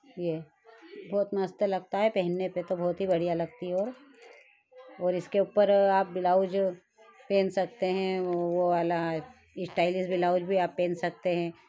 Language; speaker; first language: Hindi; native; Hindi